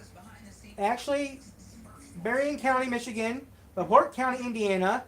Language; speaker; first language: English; native; English